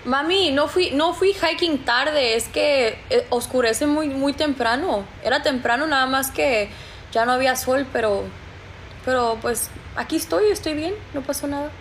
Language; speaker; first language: Spanish; early bilingual, heritage; Spanish